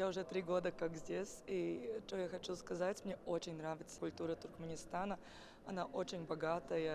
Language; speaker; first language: Russian; non-native, fluent; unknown